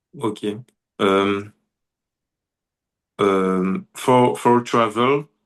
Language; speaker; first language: English; non-native, learner; French